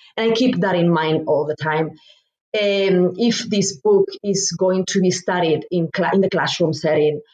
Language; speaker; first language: English; non-native, fluent; Spanish